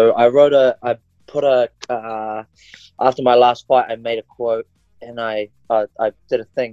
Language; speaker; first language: English; non-native, local second language; Māori